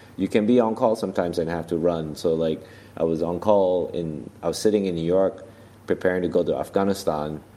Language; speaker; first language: English; native; English